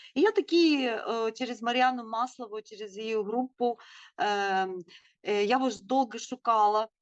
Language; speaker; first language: Ukrainian; non-native, local second language; Russian